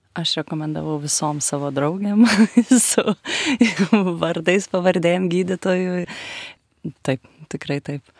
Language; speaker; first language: Lithuanian; native; Lithuanian